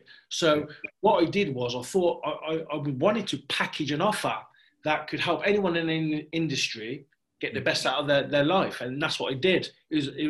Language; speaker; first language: English; native; English